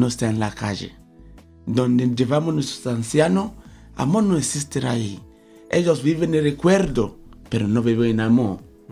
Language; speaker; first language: Spanish; non-native, fluent; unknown